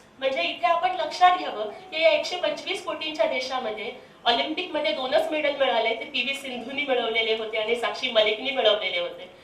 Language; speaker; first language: Marathi; non-native, local second language; Telugu